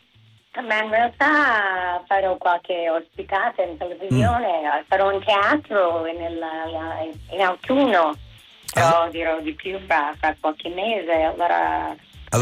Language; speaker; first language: Italian; non-native, fluent; English